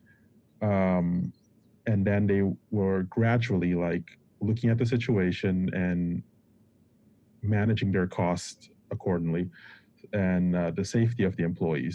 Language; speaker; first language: English; non-native, fluent; Papiamento